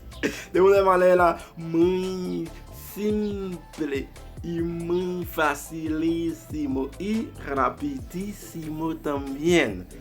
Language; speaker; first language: Spanish; non-native, fluent; Haitian Creole